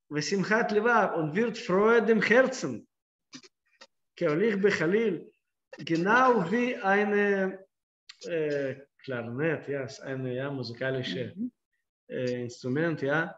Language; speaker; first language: German; non-native, fluent; Russian